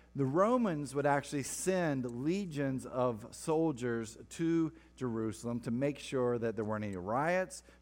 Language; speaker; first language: English; native; English